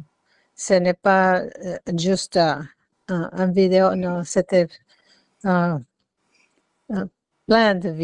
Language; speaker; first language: French; non-native, learner; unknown